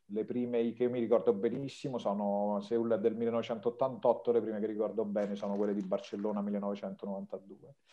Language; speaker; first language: Italian; native; Italian